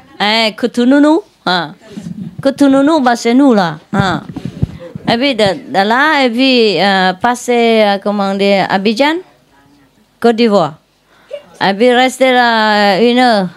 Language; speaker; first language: French; non-native, learner; Vietnamese